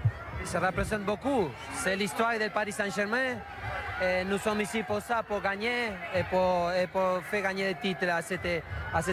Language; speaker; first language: French; non-native, learner; Spanish